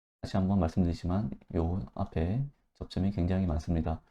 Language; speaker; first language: Korean; native; Korean